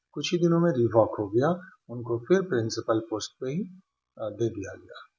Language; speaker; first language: Hindi; non-native, local second language; Bangla